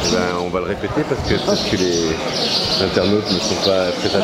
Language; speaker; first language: French; native; French